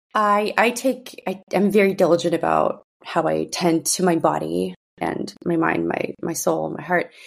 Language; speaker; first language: English; early bilingual, other home language; Russian